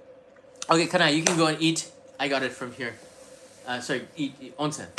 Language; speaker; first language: English; native; English